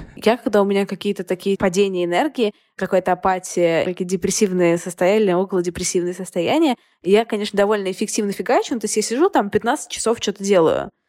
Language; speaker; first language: Russian; native; Russian